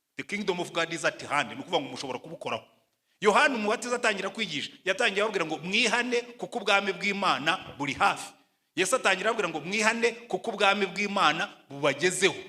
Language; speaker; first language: Kinyarwanda; native; Kinyarwanda